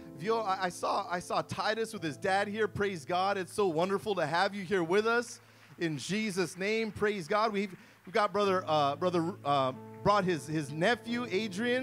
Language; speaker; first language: English; early bilingual, other home language; Spanish